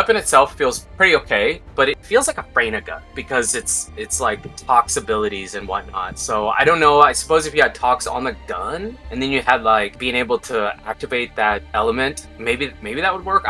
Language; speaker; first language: English; native; English